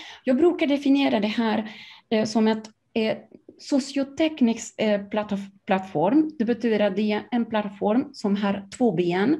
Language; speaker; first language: Swedish; non-native, fluent; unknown